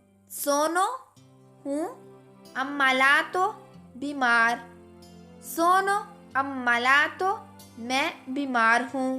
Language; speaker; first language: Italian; non-native, fluent; Urdu